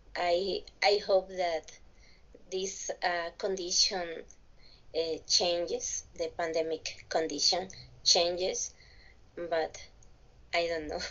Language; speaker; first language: English; non-native, learner; Spanish